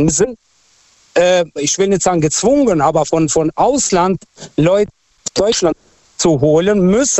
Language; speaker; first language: German; non-native, fluent; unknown